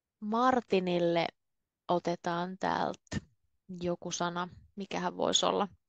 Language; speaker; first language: Finnish; native; Finnish